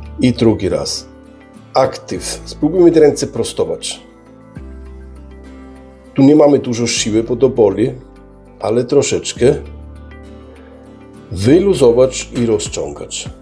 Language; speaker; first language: Polish; early bilingual, heritage; Polish